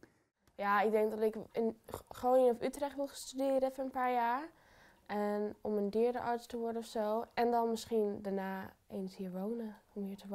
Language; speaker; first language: Dutch; early bilingual, heritage; Dutch